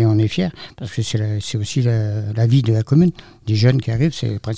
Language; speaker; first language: French; native; French